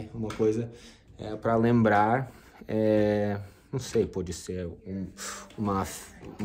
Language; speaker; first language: Portuguese; non-native, fluent; English